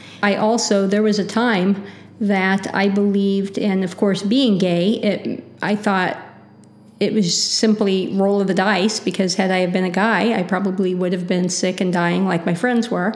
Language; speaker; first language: English; native; English